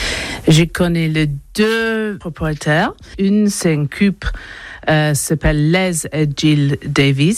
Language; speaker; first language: French; non-native, learner; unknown